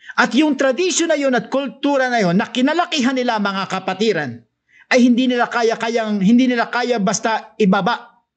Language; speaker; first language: Filipino; non-native, local second language; Cebuano